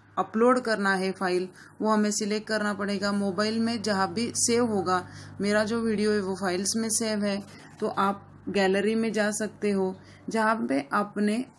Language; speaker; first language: Hindi; non-native, local second language; Marathi